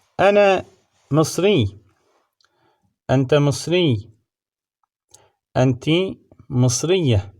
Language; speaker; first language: Arabic; non-native, learner; Turkish